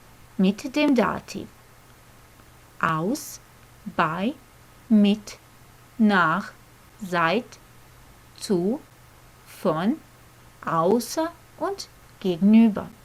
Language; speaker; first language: German; non-native, fluent; Croatian